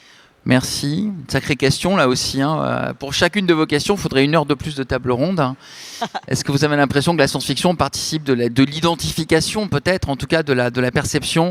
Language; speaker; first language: French; native; French